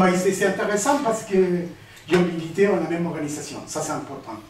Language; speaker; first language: French; non-native, fluent; Spanish